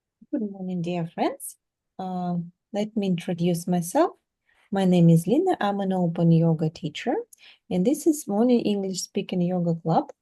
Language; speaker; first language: English; non-native, fluent; Russian